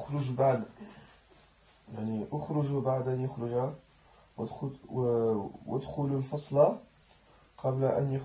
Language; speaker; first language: Arabic; non-native, learner; French